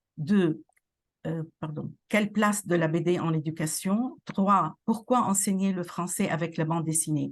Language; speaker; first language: French; non-native, local second language; Arabic